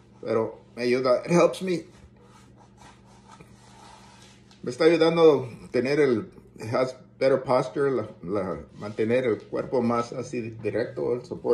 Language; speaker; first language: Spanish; early bilingual, heritage; Spanish